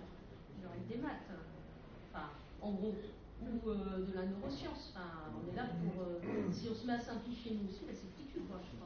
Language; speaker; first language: French; native; French